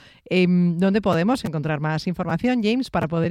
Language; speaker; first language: Spanish; native; Spanish